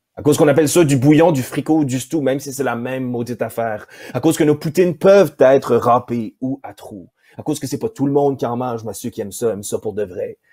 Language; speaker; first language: French; native; French